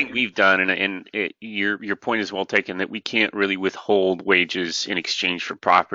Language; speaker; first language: English; native; English